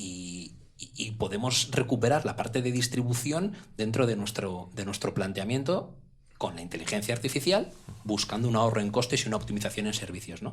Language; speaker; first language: Spanish; native; Spanish